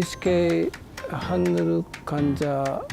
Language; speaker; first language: Korean; non-native, learner; Japanese